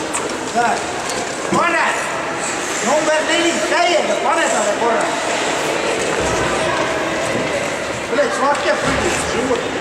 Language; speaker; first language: Russian; native; Russian